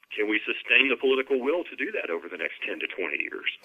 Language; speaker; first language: English; native; English